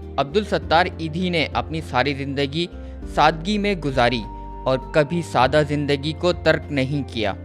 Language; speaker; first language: Urdu; native; Urdu